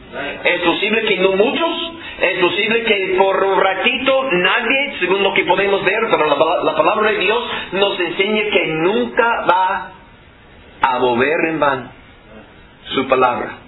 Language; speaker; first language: Spanish; non-native, fluent; English